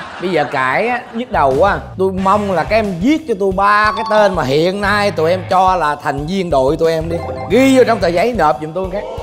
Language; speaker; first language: Vietnamese; native; Vietnamese